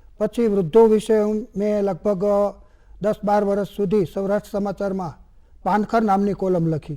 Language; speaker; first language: Gujarati; native; Gujarati